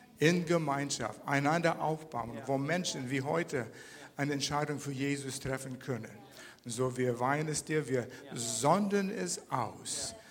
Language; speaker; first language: German; non-native, fluent; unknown